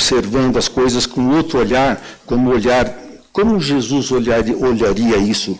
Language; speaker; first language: Portuguese; native; Portuguese